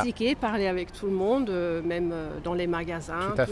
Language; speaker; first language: French; non-native, fluent; Swedish